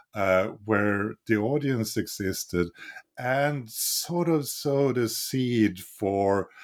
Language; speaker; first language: English; non-native, fluent; Swedish